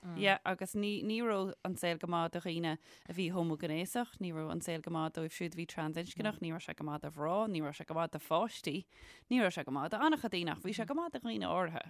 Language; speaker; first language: Irish; non-native, local second language; English